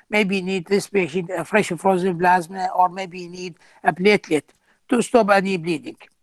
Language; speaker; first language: English; non-native, fluent; Arabic